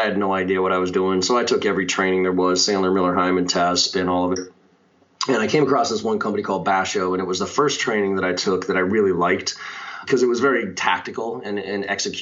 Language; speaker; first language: English; native; English